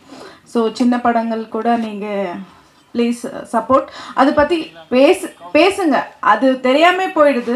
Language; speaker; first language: Tamil; non-native, fluent; Telugu